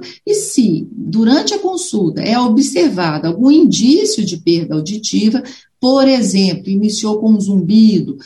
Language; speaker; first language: Portuguese; native; Portuguese